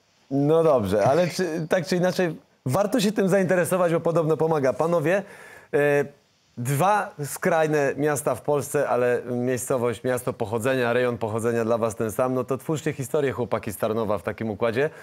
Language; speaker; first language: Polish; native; Polish